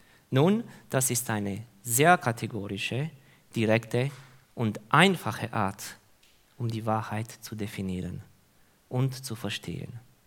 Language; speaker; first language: German; non-native, fluent; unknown